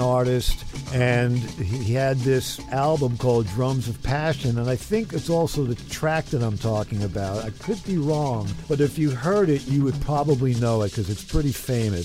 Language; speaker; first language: English; native; English